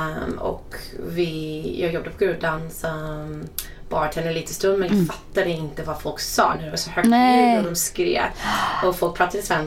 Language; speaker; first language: Swedish; non-native, fluent; English